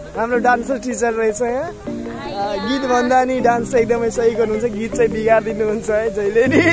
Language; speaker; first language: Nepali; non-native, local second language; Rana Tharu